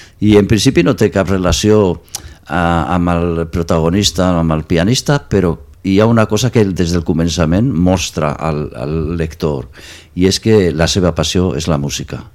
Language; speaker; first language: Catalan; non-native, local second language; Spanish